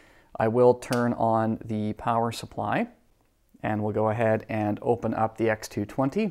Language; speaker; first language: English; native; English